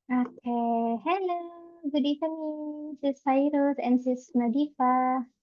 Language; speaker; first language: English; non-native, fluent; Indonesian